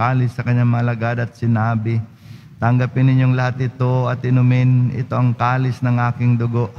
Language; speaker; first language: Filipino; native; Filipino